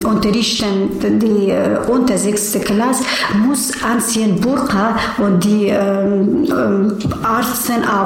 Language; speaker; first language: German; non-native, learner; Persian